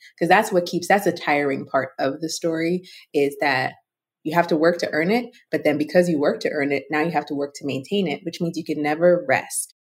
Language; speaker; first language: English; non-native, local second language; Yoruba